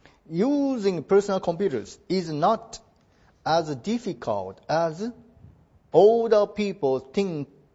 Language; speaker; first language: English; non-native, fluent; Japanese